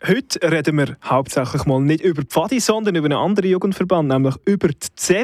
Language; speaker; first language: German; native; German